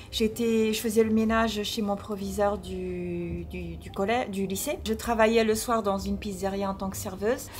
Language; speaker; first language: French; early bilingual, other home language; Portuguese